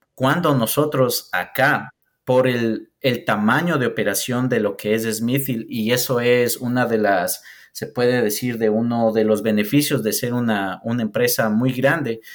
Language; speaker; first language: Spanish; native; Spanish